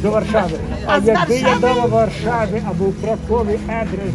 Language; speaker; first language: Polish; non-native, learner; Ukrainian